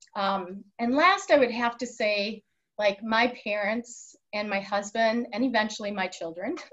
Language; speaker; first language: English; native; English